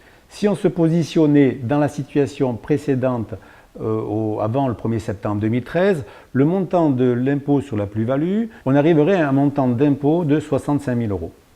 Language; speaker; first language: French; native; French